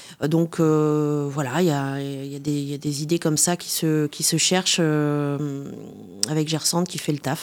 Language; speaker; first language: French; native; French